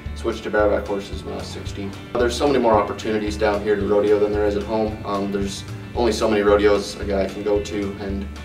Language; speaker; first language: English; native; English